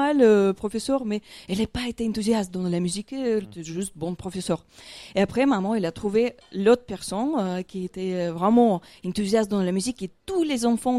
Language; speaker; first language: French; non-native, fluent; Ukrainian